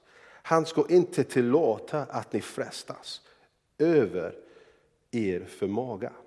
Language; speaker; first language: Swedish; non-native, fluent; English